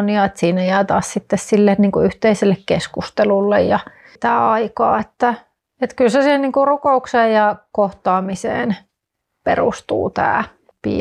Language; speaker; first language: Finnish; native; Finnish